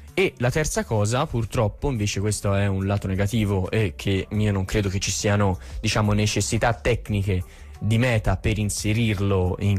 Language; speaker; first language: Italian; native; Italian